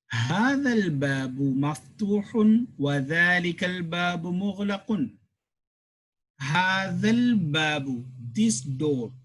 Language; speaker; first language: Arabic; non-native, fluent; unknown